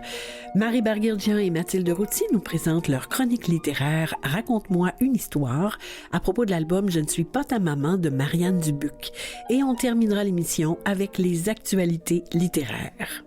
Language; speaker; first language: French; native; French